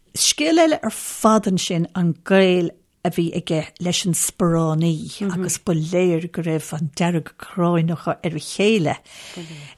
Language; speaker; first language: Irish; native; Irish